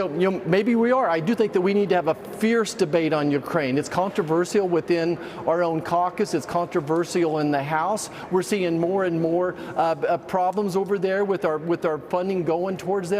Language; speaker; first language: English; native; English